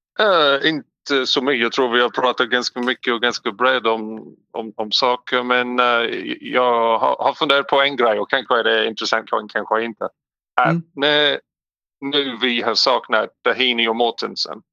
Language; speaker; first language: Swedish; non-native, learner; English